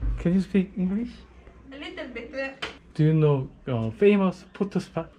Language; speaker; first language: English; non-native, learner; Korean